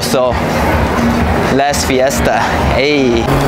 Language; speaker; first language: Spanish; non-native, learner; English